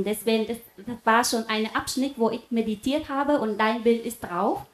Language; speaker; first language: German; non-native, fluent; Vietnamese